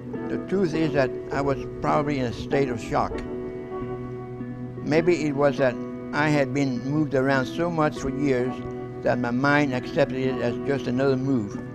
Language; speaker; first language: English; early bilingual, other home language; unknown